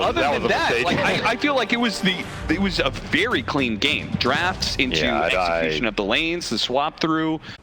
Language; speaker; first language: English; native; English